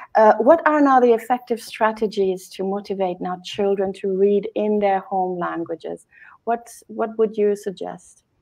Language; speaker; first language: English; non-native, fluent; German